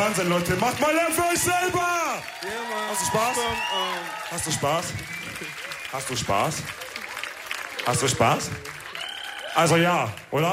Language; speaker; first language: German; early bilingual, other home language; Wolof